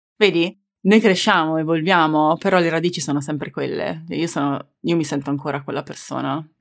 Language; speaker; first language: Italian; native; Italian